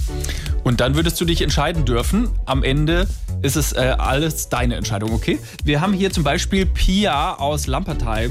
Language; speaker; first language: German; native; German